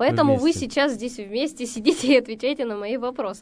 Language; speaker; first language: Russian; native; Russian